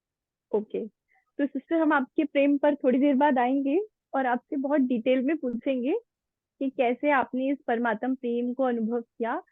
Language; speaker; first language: Hindi; native; Hindi